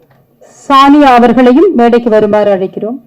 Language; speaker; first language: Tamil; native; Tamil